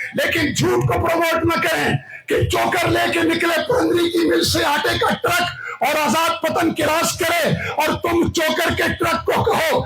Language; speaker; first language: Urdu; non-native, local second language; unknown